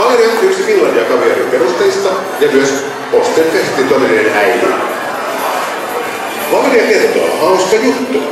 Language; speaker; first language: Finnish; native; Finnish